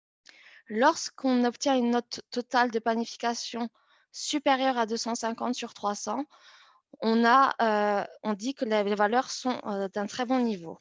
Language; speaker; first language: French; native; French